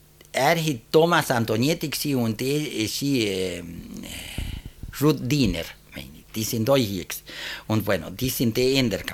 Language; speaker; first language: German; early bilingual, heritage; German